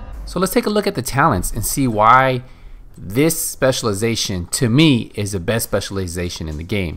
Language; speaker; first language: English; native; English